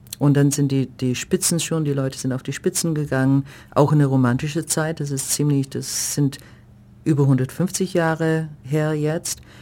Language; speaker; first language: German; non-native, fluent; English